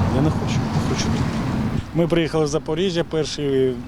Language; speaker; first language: Ukrainian; native; Ukrainian